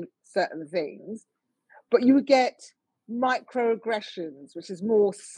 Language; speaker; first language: English; native; English